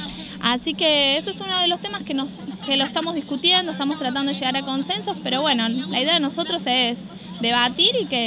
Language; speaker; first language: Spanish; native; Spanish